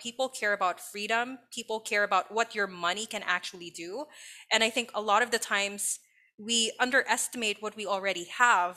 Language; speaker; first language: English; non-native, local second language; Filipino